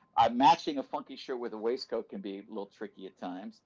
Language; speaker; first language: English; native; English